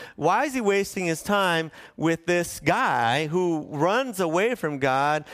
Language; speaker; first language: English; native; English